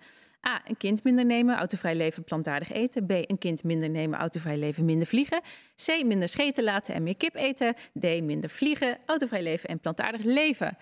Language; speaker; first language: Dutch; native; Dutch